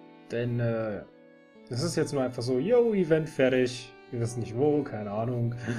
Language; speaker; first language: German; native; German